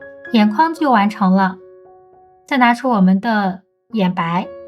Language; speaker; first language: Chinese; native; Chinese